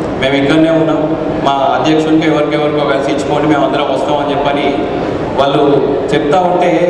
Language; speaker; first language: Telugu; native; Telugu